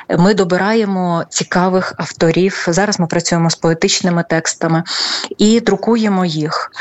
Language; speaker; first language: Ukrainian; native; Ukrainian